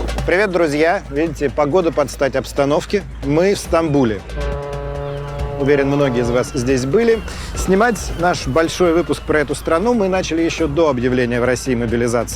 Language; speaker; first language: Russian; native; Russian